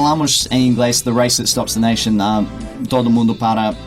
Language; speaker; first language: Portuguese; non-native, fluent; English